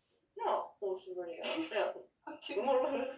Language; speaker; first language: English; non-native, learner; Japanese